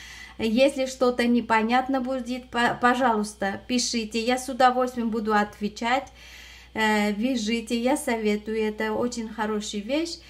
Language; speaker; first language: Russian; non-native, fluent; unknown